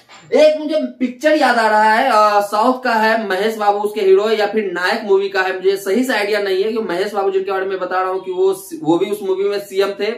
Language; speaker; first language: Hindi; native; Hindi